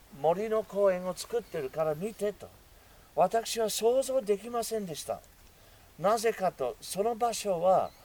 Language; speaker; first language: Japanese; non-native, fluent; English